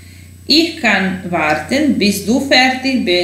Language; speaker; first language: German; non-native, fluent; Serbian